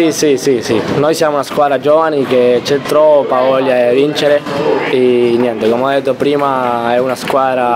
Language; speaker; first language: Italian; non-native, learner; Spanish